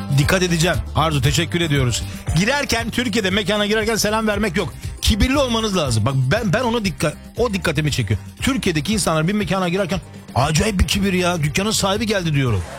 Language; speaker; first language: Turkish; early bilingual, heritage; Turkish